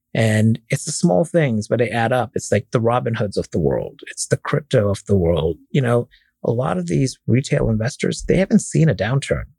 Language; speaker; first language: English; non-native, fluent; Arabic